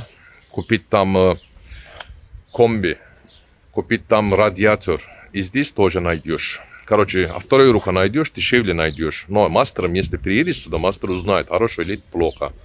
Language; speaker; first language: Russian; non-native, learner; Turkish